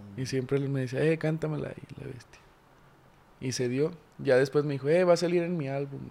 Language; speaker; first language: Spanish; native; Spanish